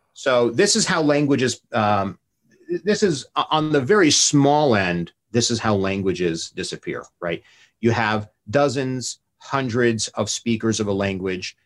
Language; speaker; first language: English; native; English